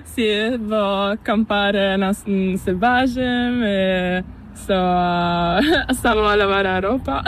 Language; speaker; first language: Spanish; non-native, learner; Italian